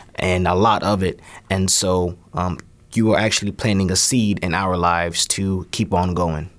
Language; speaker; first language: English; native; English